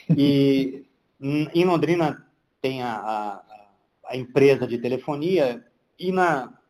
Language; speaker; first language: Portuguese; native; Portuguese